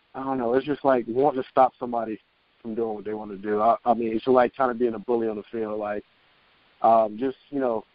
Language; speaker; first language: English; native; English